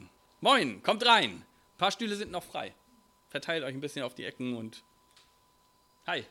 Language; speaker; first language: German; native; German